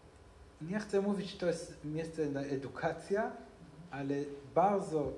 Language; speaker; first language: Polish; non-native, learner; Hebrew